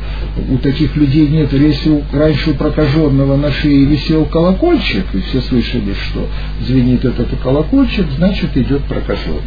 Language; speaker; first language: Russian; native; Russian